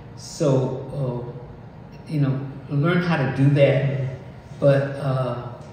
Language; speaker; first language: English; native; English